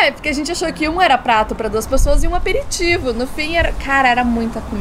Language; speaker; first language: Portuguese; native; Portuguese